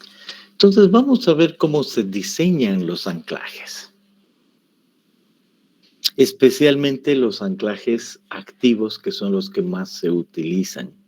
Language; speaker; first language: Spanish; native; Spanish